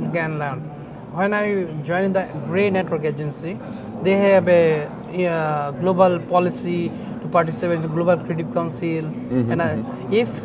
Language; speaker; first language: English; non-native, local second language; Bangla